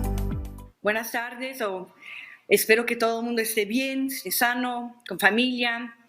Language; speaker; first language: Spanish; non-native, fluent; English